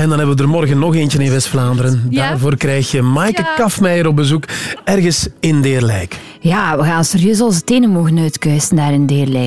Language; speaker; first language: Dutch; native; Dutch